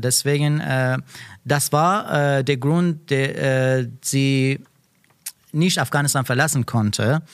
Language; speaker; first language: German; non-native, learner; Persian